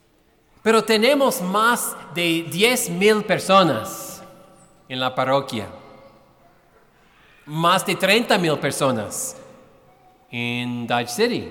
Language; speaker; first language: Spanish; non-native, fluent; English